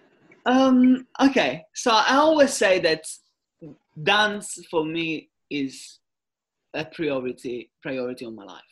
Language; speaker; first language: English; non-native, fluent; Italian